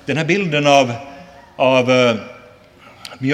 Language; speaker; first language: Swedish; non-native, local second language; Finnish